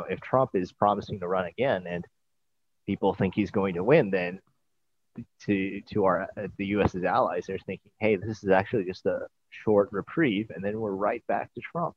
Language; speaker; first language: English; native; English